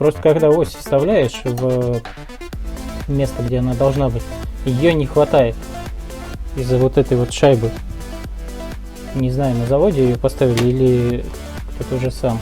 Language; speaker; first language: Russian; native; Russian